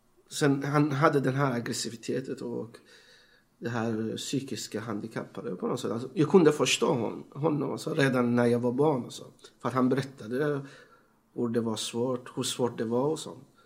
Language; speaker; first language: Swedish; non-native, fluent; Persian